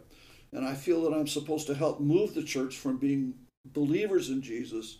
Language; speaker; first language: English; native; English